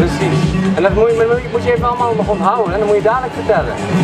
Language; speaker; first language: Dutch; native; Dutch